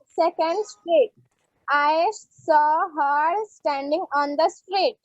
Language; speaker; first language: English; non-native, learner; Hindi